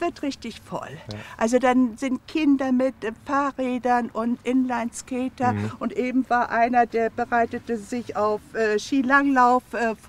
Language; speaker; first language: German; native; German